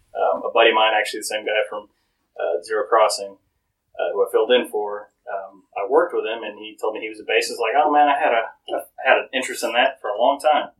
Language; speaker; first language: English; native; English